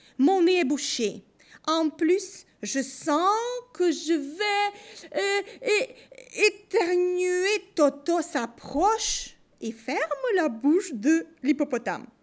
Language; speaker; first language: French; non-native, fluent; Russian